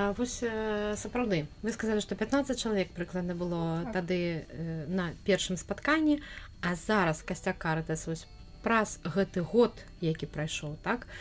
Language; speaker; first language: Belarusian; native; Belarusian